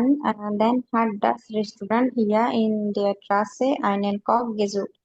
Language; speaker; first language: German; non-native, learner; Bangla